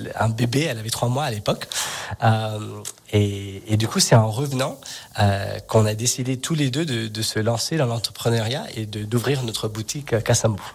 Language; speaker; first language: French; non-native, fluent; English